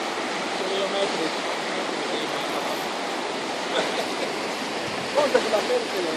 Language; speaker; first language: Finnish; native; Finnish